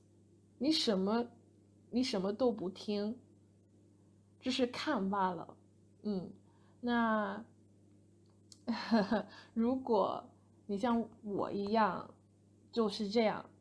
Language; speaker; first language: Chinese; non-native, fluent; English